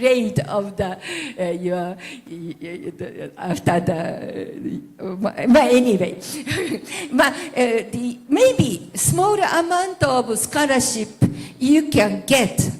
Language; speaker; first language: English; non-native, learner; Japanese